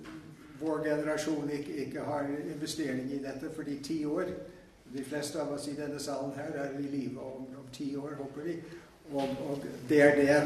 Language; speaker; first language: Norwegian; non-native, fluent; English